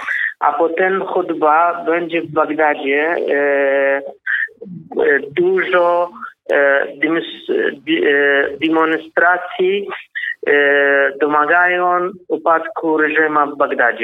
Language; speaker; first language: Polish; non-native, learner; Kurdish